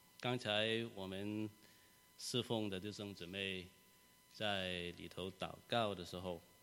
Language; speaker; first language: Chinese; non-native, local second language; Cantonese